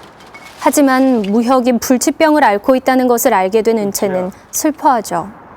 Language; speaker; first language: Korean; native; Korean